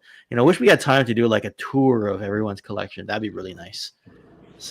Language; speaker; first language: English; native; English